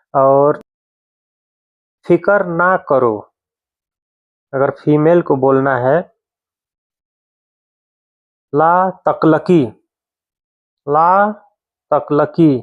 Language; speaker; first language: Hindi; native; Hindi